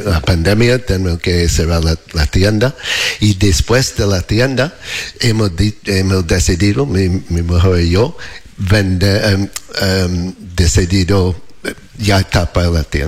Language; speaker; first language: Spanish; non-native, learner; English